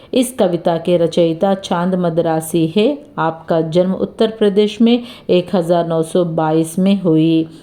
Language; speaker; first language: Hindi; non-native, local second language; Telugu